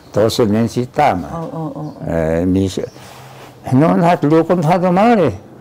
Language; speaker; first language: Chinese; non-native, local second language; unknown